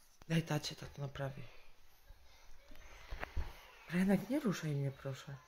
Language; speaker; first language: Polish; native; Polish